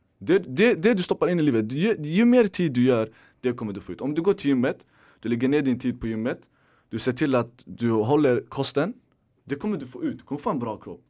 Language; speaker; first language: Swedish; native; Swedish